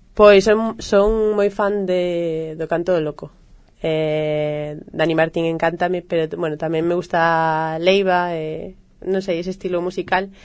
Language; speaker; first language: Galician; native; Galician